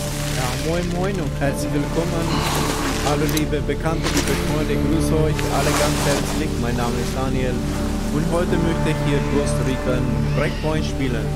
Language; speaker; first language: German; non-native, fluent; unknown